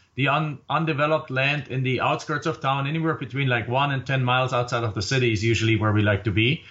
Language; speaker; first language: English; non-native, fluent; German